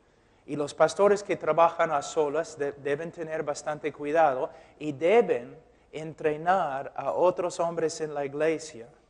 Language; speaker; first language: Spanish; non-native, fluent; English